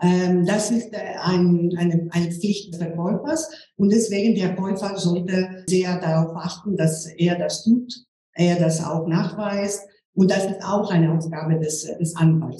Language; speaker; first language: German; non-native, fluent; Greek